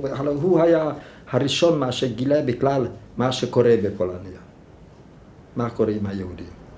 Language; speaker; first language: Hebrew; non-native, fluent; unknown